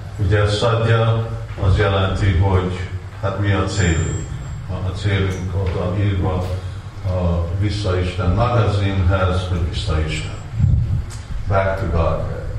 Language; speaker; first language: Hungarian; non-native, learner; Russian